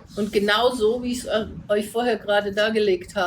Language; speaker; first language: German; native; German